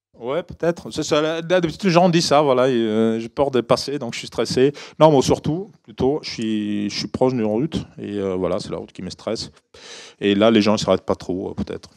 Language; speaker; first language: French; non-native, fluent; Italian